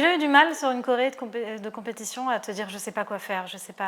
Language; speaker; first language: French; native; French